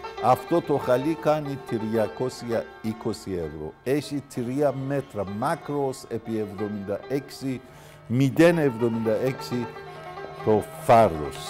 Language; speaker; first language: Greek; non-native, learner; Persian